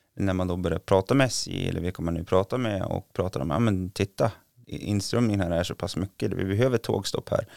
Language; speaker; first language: Swedish; native; Swedish